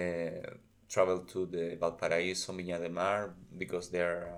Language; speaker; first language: English; non-native, learner; Spanish